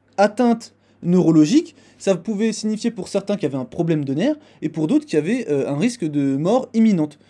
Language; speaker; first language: French; native; French